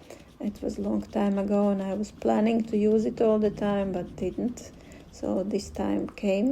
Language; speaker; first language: English; non-native, fluent; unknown